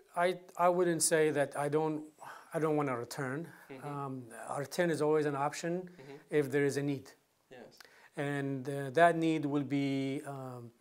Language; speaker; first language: English; non-native, fluent; Kurdish